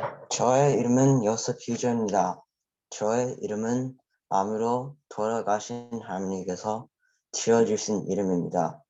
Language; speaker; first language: Korean; early bilingual, heritage; Korean